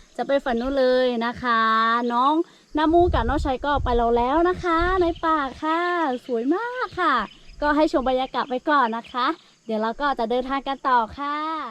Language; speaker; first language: Thai; non-native, local second language; Lahu